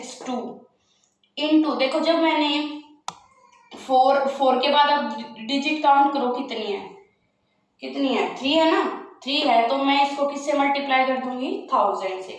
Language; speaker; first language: Hindi; native; Hindi